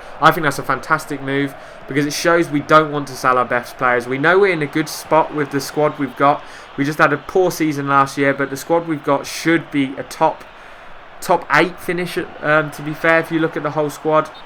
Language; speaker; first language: English; native; English